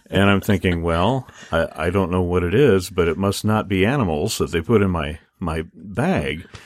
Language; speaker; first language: English; native; English